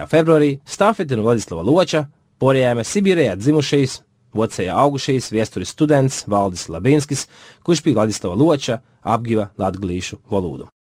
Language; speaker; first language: Latvian; native; Latvian